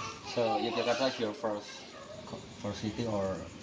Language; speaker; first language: English; non-native, learner; Indonesian